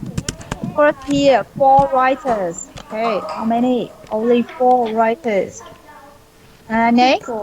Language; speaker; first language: English; non-native, fluent; Vietnamese